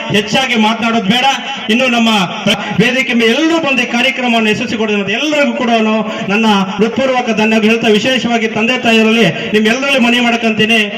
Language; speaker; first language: Kannada; non-native, local second language; Urdu